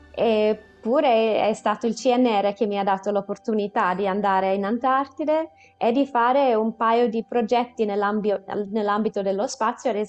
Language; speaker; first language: Italian; non-native, fluent; English